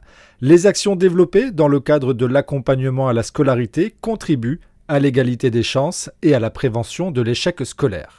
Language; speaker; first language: French; native; French